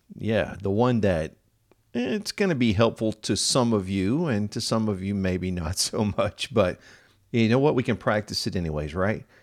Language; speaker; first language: English; native; English